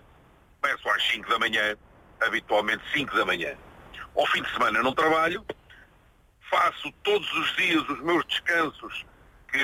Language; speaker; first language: Portuguese; native; Portuguese